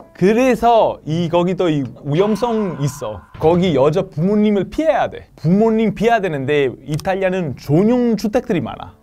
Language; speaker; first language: Korean; non-native, fluent; Italian